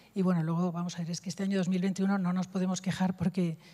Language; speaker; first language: Spanish; native; Spanish